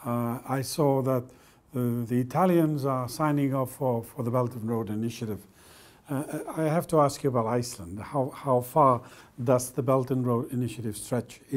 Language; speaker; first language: English; non-native, fluent; Icelandic